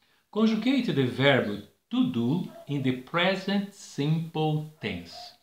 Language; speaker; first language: English; non-native, fluent; Portuguese